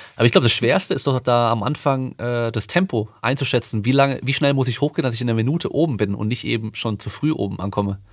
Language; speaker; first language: German; native; German